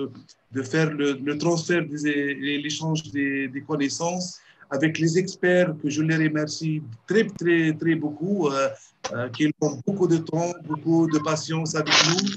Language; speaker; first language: French; non-native, local second language; Arabic